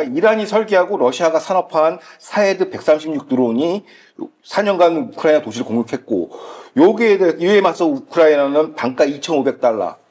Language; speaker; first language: Korean; native; Korean